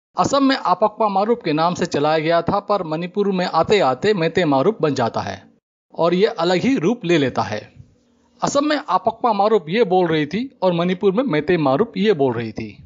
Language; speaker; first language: Hindi; native; Hindi